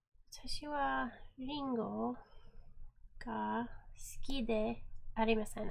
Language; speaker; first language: Japanese; non-native, learner; English